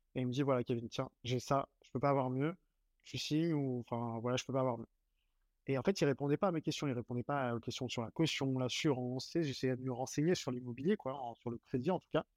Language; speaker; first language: French; native; French